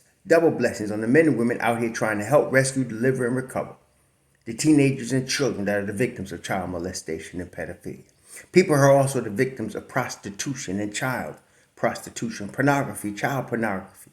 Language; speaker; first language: English; native; English